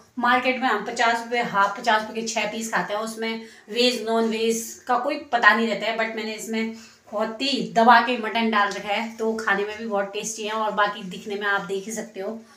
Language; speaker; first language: Hindi; native; Hindi